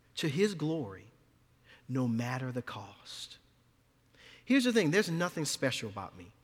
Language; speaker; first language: English; native; English